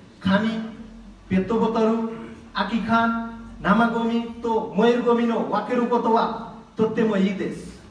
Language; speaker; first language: Japanese; non-native, learner; Nepali